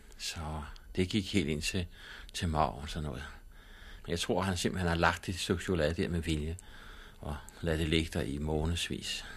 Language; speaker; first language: Danish; native; Danish